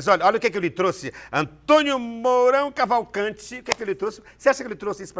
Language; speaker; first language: Portuguese; native; Portuguese